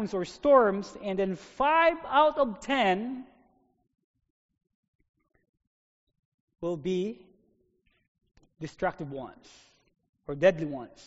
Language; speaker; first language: English; non-native, local second language; Filipino